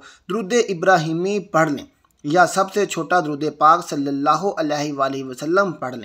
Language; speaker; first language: Urdu; native; Urdu